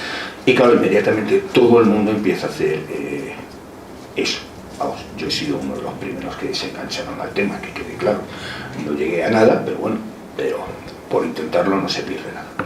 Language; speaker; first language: Spanish; native; Spanish